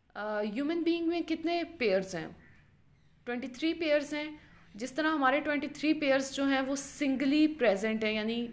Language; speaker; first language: Urdu; non-native, local second language; Punjabi